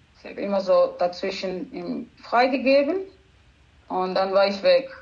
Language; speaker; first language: German; non-native, fluent; Georgian